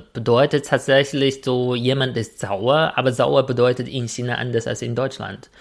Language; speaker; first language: German; non-native, fluent; Chinese